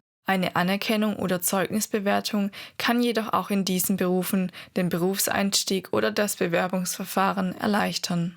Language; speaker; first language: German; native; German